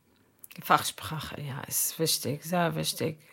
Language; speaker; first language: German; non-native, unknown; Arabic